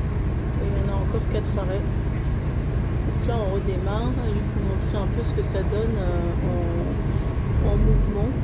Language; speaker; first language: French; native; French